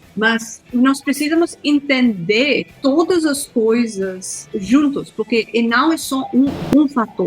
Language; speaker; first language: Portuguese; non-native, fluent; Hindi